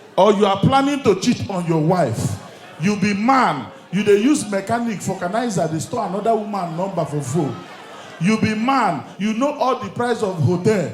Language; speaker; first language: Nigerian Pidgin; native; Nigerian Pidgin